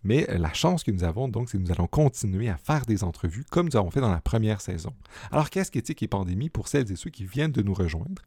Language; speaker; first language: French; native; French